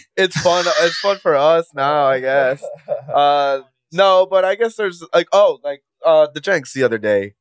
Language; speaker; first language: English; non-native, fluent; Spanish